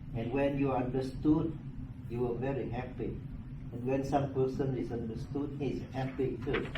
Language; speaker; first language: English; non-native, learner; Vietnamese